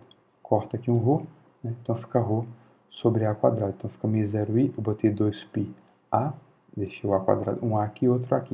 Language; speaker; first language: Portuguese; native; Portuguese